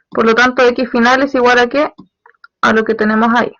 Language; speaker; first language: Spanish; native; Spanish